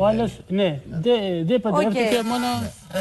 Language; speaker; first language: Greek; non-native, learner; Urdu